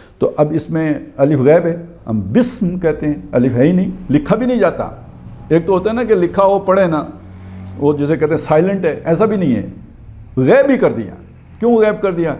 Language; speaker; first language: Urdu; non-native, local second language; Northern Hindko